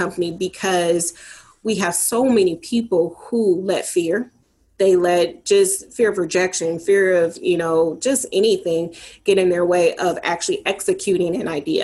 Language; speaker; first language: English; native; English